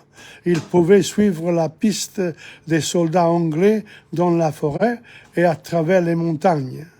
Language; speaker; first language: French; non-native, fluent; English